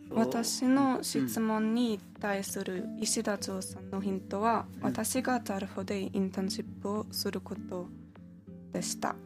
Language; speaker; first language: Japanese; non-native, learner; German